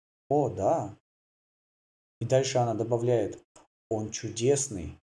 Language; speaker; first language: Russian; native; Russian